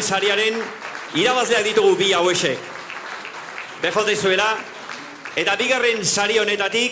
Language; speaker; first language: Basque; native; Basque